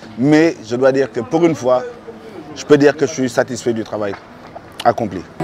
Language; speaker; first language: French; non-native, local second language; Wolof